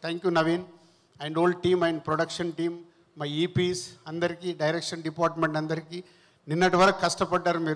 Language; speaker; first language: Telugu; native; Telugu